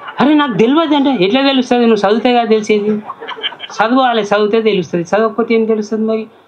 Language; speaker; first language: Telugu; native; Telugu